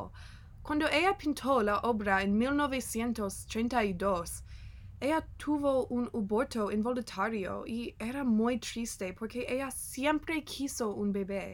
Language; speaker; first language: Spanish; non-native, learner; English